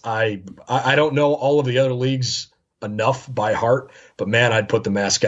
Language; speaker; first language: English; native; English